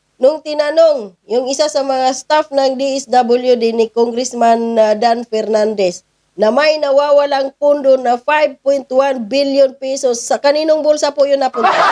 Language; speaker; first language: Filipino; non-native, local second language; Cebuano